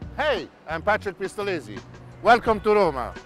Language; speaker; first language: English; non-native, fluent; Italian